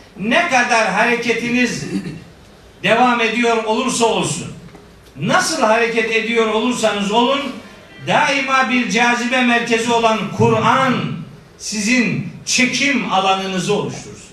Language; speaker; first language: Turkish; native; Turkish